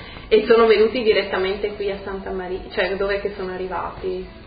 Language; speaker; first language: Italian; native; Italian